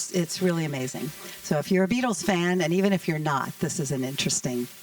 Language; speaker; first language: English; native; English